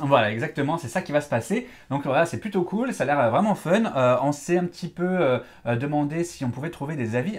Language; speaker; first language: French; native; French